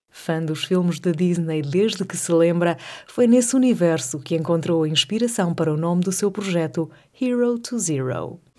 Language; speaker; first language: Portuguese; native; Portuguese